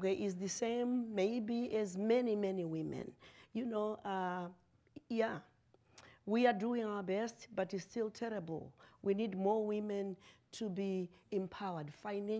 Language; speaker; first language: English; non-native, local second language; Shona